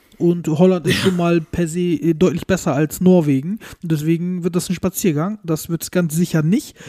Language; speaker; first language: German; early bilingual, other home language; Turkish